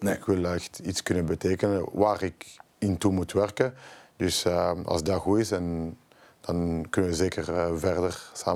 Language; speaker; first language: Dutch; non-native, local second language; French